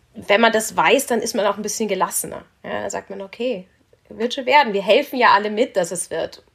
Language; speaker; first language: German; native; German